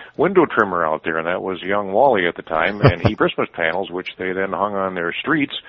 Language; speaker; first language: English; early bilingual, other home language; German